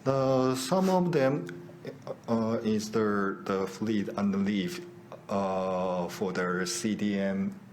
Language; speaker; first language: English; non-native, learner; Japanese